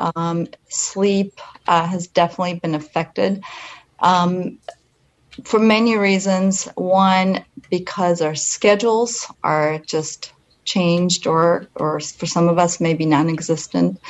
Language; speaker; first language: English; non-native, fluent; Polish